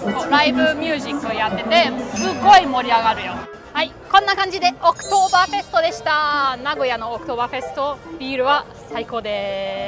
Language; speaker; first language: Japanese; non-native, fluent; German